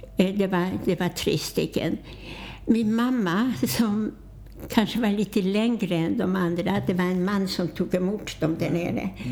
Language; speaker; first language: Swedish; non-native, fluent; Polish